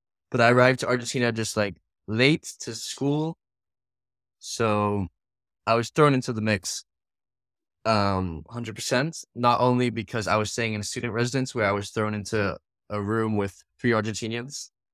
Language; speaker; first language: English; early bilingual, other home language; Dutch